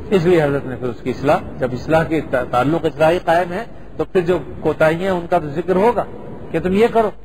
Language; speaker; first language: Urdu; native; Urdu